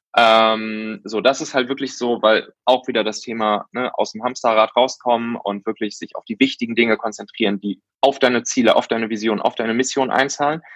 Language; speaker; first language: German; native; German